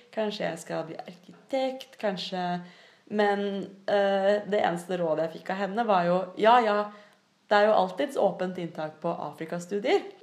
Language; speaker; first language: Norwegian; native; Norwegian